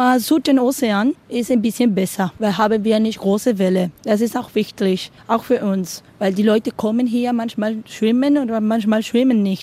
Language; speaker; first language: German; non-native, learner; Spanish